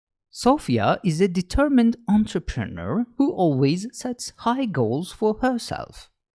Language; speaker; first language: English; non-native, fluent; Turkish